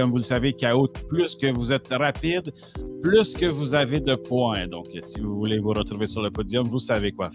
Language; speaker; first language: French; native; French